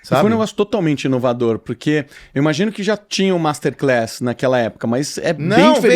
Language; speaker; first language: Portuguese; native; Portuguese